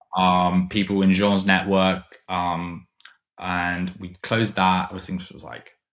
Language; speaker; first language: English; non-native, fluent; German